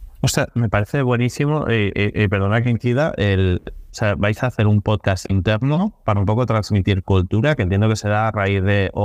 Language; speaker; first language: Spanish; native; Spanish